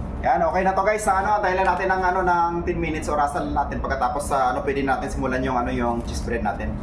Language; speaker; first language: Filipino; native; Filipino